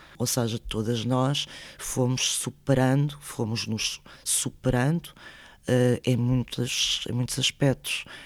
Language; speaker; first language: Portuguese; early bilingual, other home language; Spanish